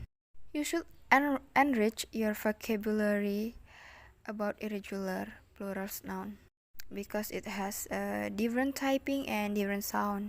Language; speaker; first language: English; non-native, learner; Indonesian